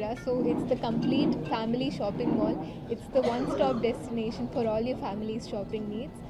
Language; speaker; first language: Telugu; non-native, fluent; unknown